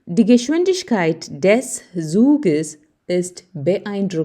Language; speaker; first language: German; non-native, fluent; Malayalam